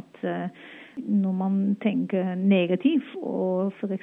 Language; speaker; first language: Norwegian; non-native, fluent; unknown